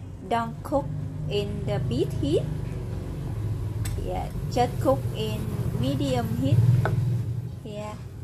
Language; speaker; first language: English; non-native, learner; Vietnamese